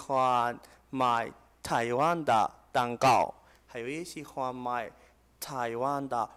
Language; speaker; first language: Chinese; non-native, learner; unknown